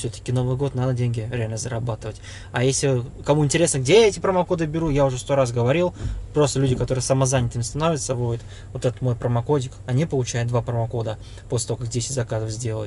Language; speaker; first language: Russian; native; Russian